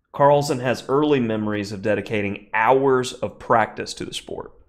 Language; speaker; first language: English; native; English